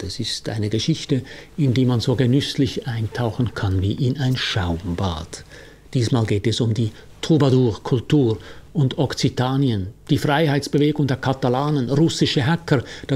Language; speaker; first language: German; native; German